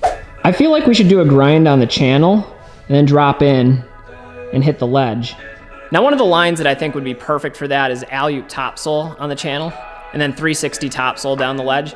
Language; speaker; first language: English; native; English